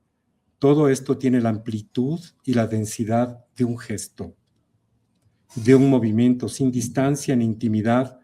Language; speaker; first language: Spanish; native; Spanish